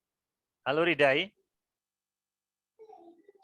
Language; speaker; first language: Indonesian; native; Indonesian